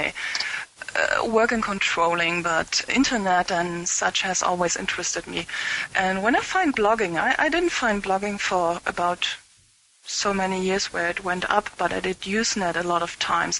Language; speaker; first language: English; non-native, fluent; German